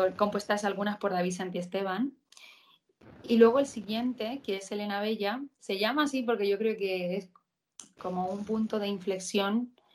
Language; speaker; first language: Spanish; native; Spanish